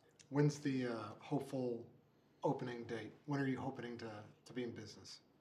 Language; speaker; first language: English; native; English